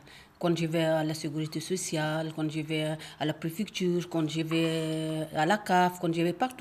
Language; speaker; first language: French; non-native, learner; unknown